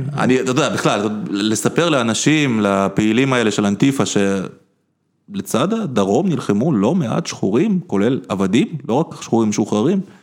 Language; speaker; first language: Hebrew; early bilingual, other home language; Russian